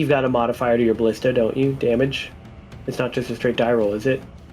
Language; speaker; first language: English; native; English